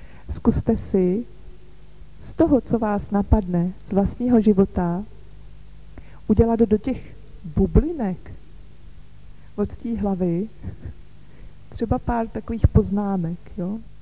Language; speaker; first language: Czech; native; Czech